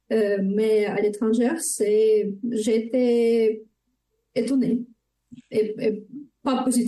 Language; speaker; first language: French; non-native, fluent; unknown